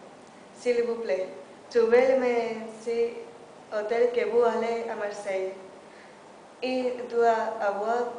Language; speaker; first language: French; non-native, learner; Spanish